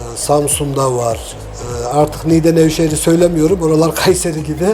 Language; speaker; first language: Turkish; native; Turkish